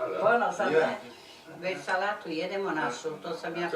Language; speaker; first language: Croatian; native; Croatian